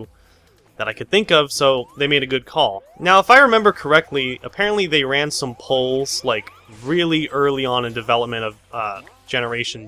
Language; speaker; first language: English; native; English